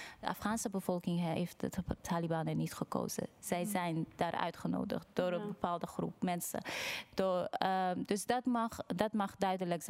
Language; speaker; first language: Dutch; non-native, fluent; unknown